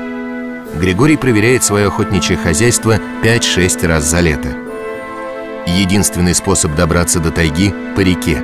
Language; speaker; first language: Russian; native; Russian